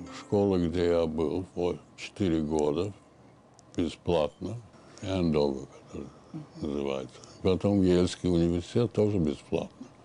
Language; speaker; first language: Russian; early bilingual, heritage; Russian